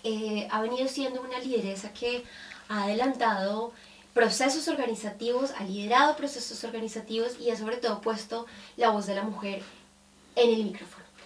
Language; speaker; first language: Spanish; native; Spanish